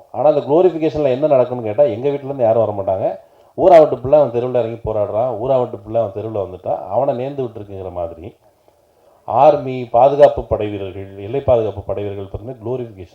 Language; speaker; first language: Tamil; native; Tamil